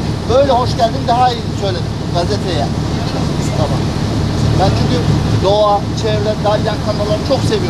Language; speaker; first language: Turkish; non-native, learner; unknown